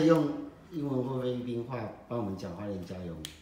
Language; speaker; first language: Chinese; native; Chinese